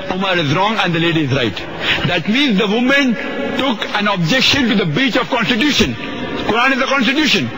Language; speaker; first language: English; non-native, local second language; Urdu